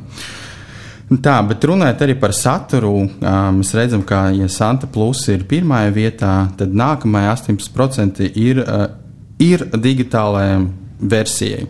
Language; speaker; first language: Latvian; non-native, local second language; Russian